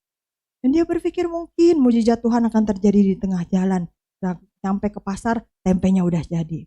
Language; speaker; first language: Indonesian; native; Indonesian